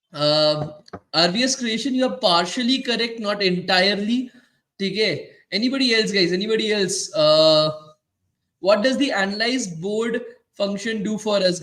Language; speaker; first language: English; non-native, local second language; Hindi